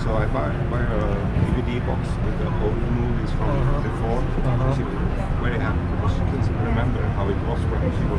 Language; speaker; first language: English; non-native, learner; Swedish